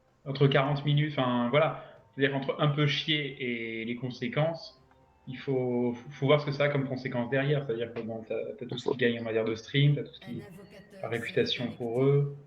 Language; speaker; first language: French; native; French